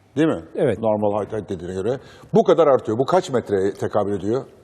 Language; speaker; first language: Turkish; native; Turkish